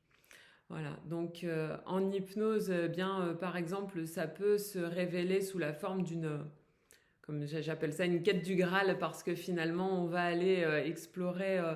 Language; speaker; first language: French; native; French